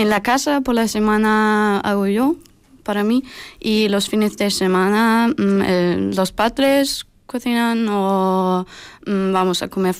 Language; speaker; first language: Spanish; non-native, learner; German